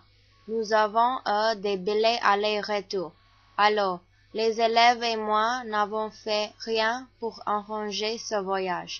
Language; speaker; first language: French; non-native, learner; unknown